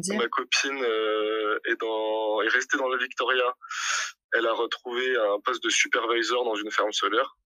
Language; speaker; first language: French; native; French